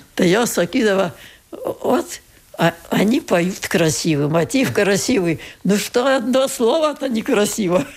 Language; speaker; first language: Lithuanian; native; Lithuanian